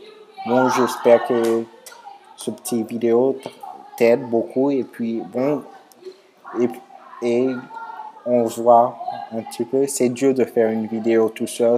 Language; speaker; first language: French; non-native, local second language; Haitian Creole